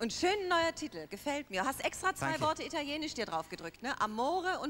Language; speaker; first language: German; native; German